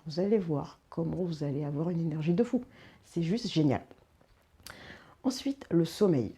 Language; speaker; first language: French; native; French